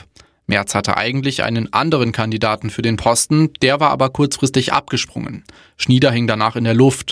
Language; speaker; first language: German; native; German